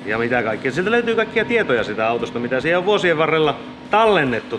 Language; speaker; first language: Finnish; native; Finnish